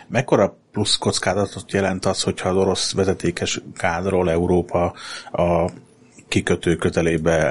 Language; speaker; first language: Hungarian; native; Hungarian